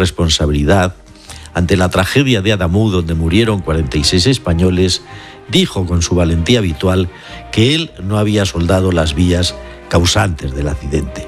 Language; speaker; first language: Spanish; native; Spanish